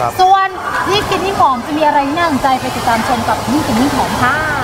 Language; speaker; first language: Thai; native; Thai